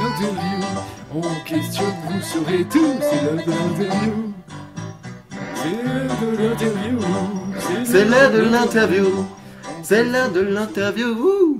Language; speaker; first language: French; native; French